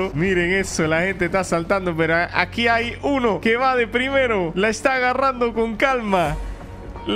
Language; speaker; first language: Spanish; native; Spanish